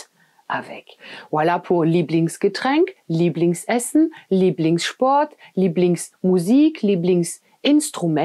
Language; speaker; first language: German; non-native, fluent; French